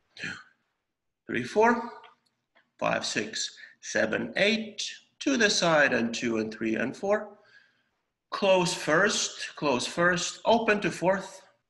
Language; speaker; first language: English; non-native, fluent; Estonian